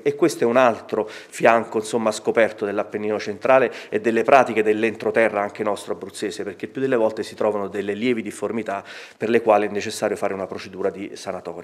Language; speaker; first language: Italian; native; Italian